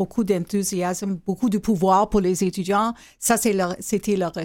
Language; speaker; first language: French; non-native, learner; English